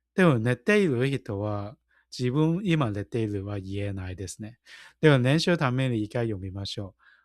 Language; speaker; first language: Japanese; non-native, learner; Cantonese